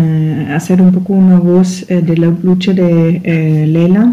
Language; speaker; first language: Spanish; non-native, learner; German